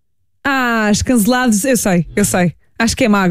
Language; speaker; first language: Portuguese; native; Portuguese